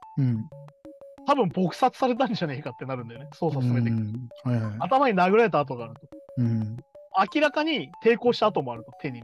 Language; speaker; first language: Japanese; native; Japanese